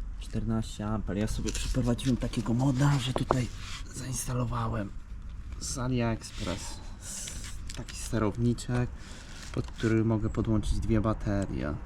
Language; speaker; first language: Polish; native; Polish